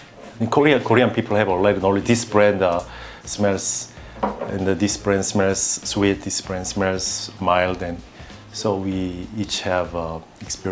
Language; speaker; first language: English; non-native, learner; Korean